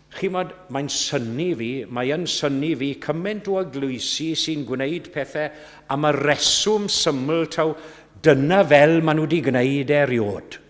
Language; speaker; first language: Welsh; native; Welsh